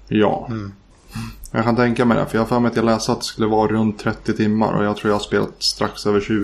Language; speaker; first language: Swedish; native; Swedish